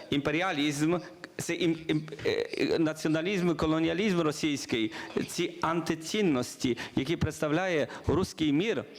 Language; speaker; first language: Ukrainian; non-native, learner; Polish